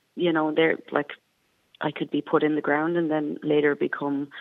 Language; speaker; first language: English; native; English